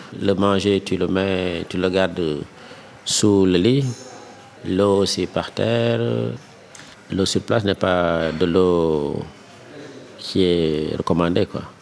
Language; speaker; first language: French; non-native, local second language; Wolof